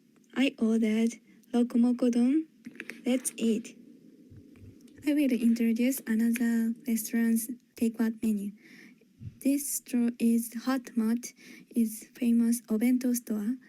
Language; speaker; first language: English; non-native, learner; Japanese